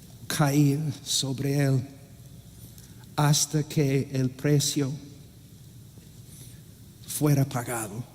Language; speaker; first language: Spanish; non-native, fluent; English